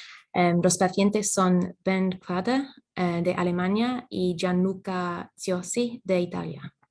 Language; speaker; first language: Spanish; non-native, fluent; English